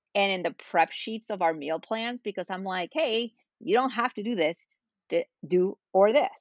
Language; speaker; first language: English; non-native, fluent; Spanish